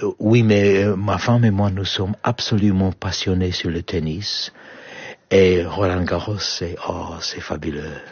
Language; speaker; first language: French; non-native, fluent; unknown